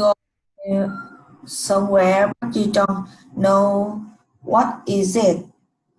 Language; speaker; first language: English; non-native, learner; Vietnamese